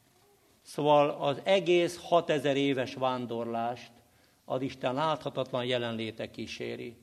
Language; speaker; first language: Hungarian; native; Hungarian